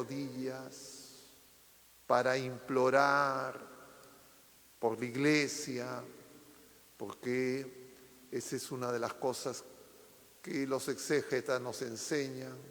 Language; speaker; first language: Spanish; native; Spanish